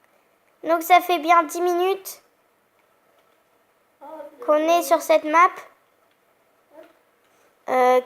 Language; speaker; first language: French; native; French